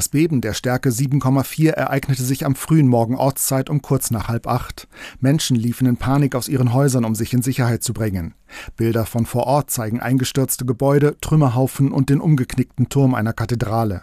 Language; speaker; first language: German; native; German